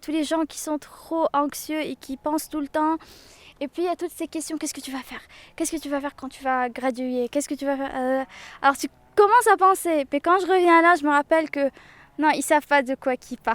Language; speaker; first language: French; non-native, local second language; Arabic